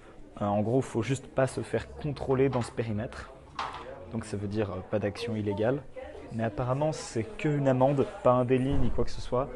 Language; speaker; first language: French; native; French